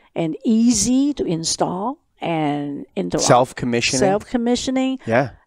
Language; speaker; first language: English; non-native, local second language; Cantonese